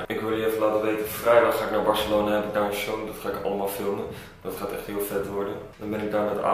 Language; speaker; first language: Dutch; native; Dutch